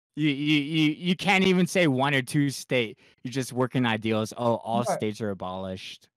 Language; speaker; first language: English; native; English